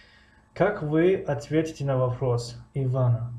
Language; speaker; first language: Russian; non-native, fluent; Tajik